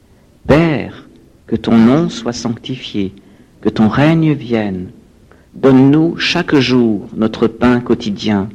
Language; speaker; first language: French; native; French